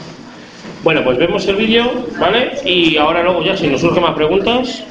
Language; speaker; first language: Spanish; native; Spanish